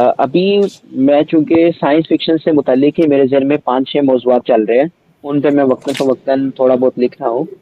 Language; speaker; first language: Urdu; non-native, local second language; Punjabi